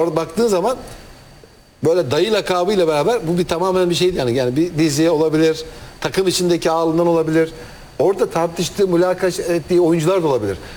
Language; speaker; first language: Turkish; native; Turkish